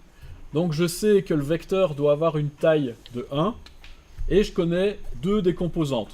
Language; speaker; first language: French; native; French